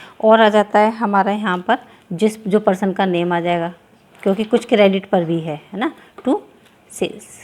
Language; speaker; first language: Hindi; native; Hindi